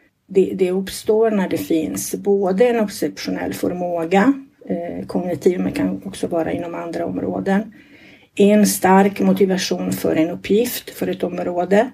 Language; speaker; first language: Swedish; non-native, fluent; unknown